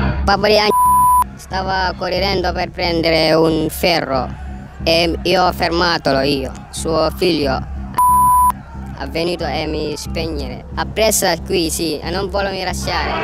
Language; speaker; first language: Italian; non-native, learner; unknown